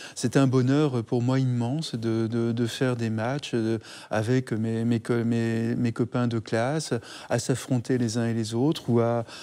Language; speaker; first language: French; native; French